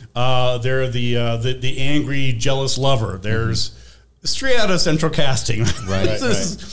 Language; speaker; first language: English; native; English